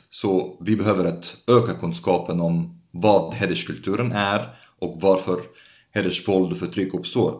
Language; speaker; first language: Swedish; non-native, fluent; Arabic